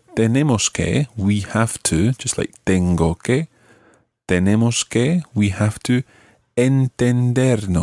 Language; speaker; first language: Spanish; non-native, fluent; English